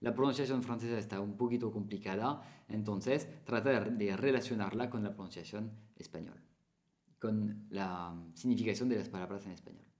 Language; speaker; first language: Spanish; non-native, fluent; French